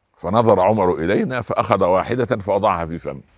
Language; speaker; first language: Arabic; native; Arabic